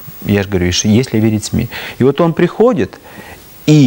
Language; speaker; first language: Russian; native; Russian